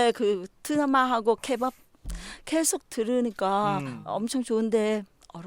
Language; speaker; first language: Korean; non-native, learner; Vietnamese